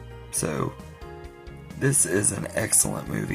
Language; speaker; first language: English; native; English